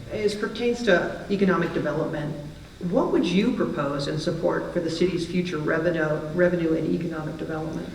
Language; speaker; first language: English; native; English